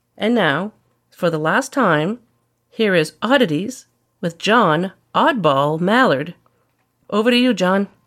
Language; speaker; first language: English; native; English